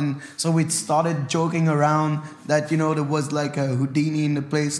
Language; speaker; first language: English; non-native, fluent; French